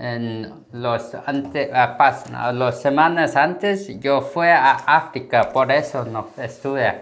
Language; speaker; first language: Spanish; non-native, learner; Korean